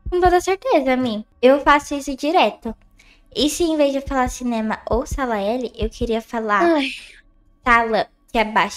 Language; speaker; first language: Portuguese; native; Portuguese